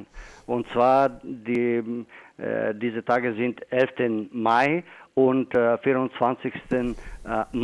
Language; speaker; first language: German; non-native, fluent; Bulgarian